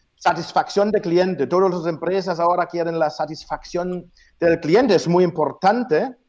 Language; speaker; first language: Spanish; non-native, fluent; German